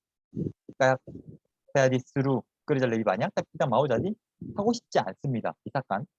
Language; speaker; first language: Indonesian; non-native, fluent; Korean